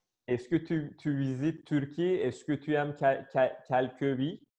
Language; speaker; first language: French; non-native, learner; Turkish